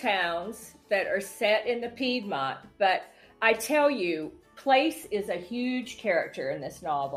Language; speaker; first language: English; native; English